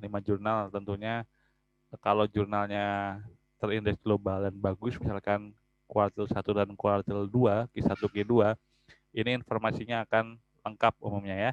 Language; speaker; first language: Indonesian; native; Indonesian